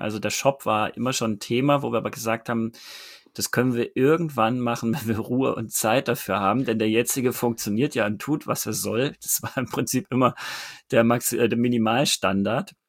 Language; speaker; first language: German; native; German